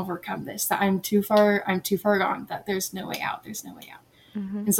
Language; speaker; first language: English; native; English